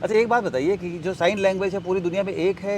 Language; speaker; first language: Hindi; native; Hindi